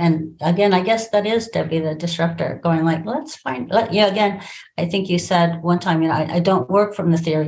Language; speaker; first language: English; native; English